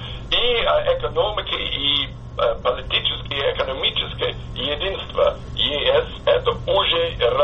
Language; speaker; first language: Russian; non-native, fluent; English